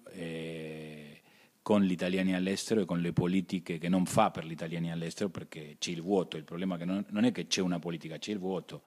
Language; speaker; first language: Italian; early bilingual, heritage; Spanish